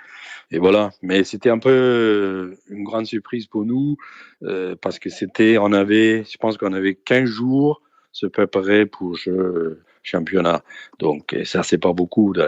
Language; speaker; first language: French; non-native, fluent; Danish